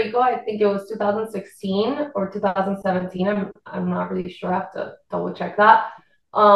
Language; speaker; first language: English; non-native, fluent; Spanish